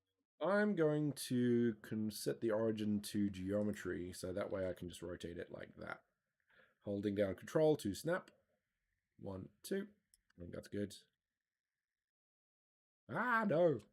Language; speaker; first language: English; native; English